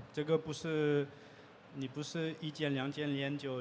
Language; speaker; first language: Chinese; non-native, learner; French